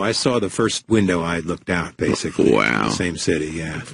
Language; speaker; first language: English; native; English